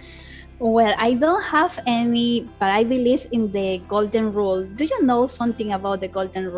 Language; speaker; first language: English; non-native, learner; Spanish